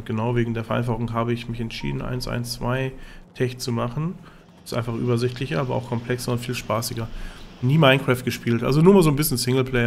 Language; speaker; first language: German; native; German